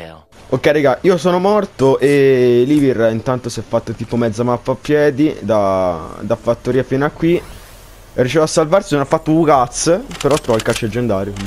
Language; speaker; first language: Italian; native; Italian